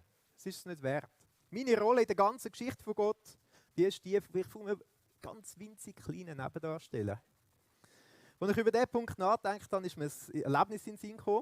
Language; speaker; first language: German; native; German